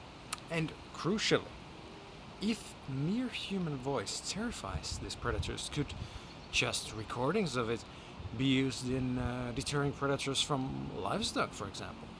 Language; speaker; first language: English; non-native, fluent; Finnish